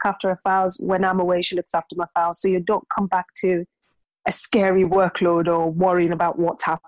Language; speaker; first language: English; non-native, local second language; Yoruba